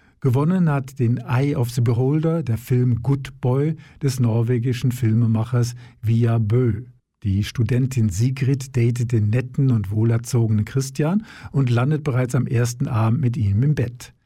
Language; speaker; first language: German; native; German